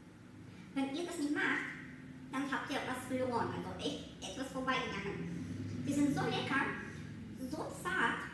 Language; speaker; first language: German; non-native, fluent; Russian